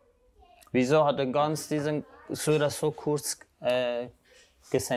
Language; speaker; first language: German; non-native, fluent; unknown